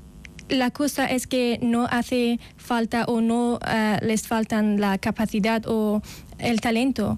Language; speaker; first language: Spanish; non-native, fluent; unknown